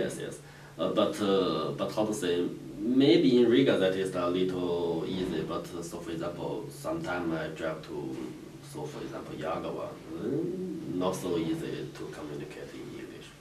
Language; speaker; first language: English; non-native, learner; Chinese